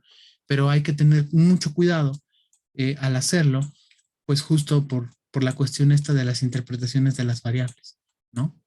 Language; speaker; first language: Spanish; native; Spanish